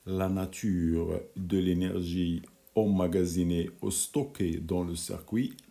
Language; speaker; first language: French; non-native, local second language; Arabic